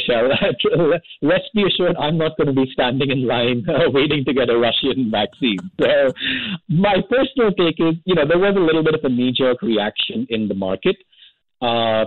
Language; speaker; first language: English; non-native, local second language; Hindi